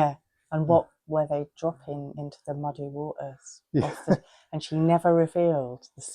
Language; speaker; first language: English; native; English